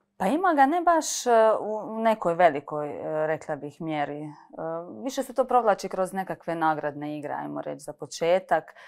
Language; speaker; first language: Croatian; native; Croatian